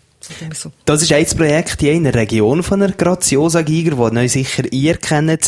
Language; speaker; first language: German; native; German